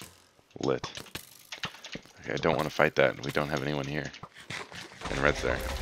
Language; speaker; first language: English; native; English